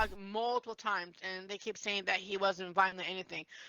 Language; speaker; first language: English; native; English